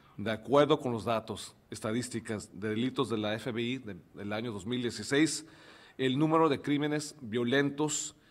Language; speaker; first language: Spanish; early bilingual, heritage; Spanish